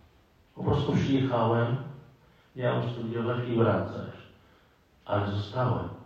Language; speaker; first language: Polish; non-native, fluent; Arabic